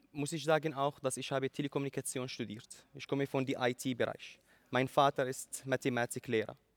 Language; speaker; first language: German; non-native, learner; Arabic